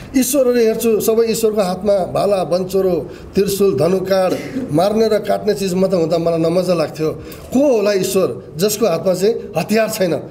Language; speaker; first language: Nepali; non-native, local second language; Limbu